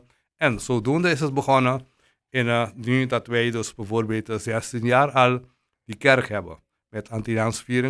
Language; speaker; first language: Dutch; non-native, local second language; Papiamento